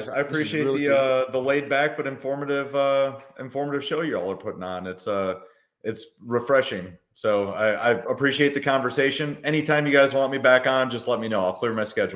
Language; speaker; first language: English; native; English